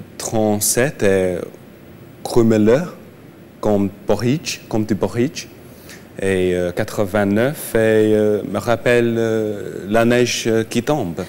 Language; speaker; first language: French; non-native, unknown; English